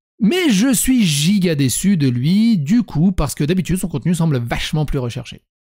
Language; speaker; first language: French; early bilingual, other home language; Serbian